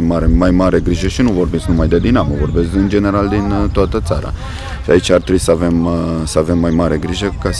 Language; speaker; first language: Romanian; non-native, local second language; Hungarian